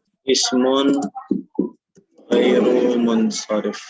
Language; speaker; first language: Arabic; non-native, fluent; Indonesian